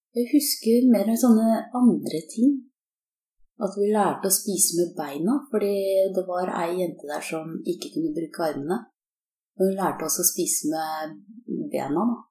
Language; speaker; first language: Norwegian; early bilingual, other home language; Korean